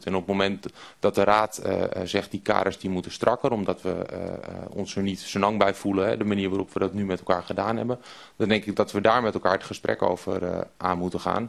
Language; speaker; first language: Dutch; native; Dutch